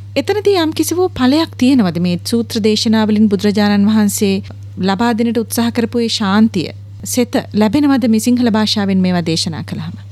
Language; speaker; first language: Sinhala; native; Sinhala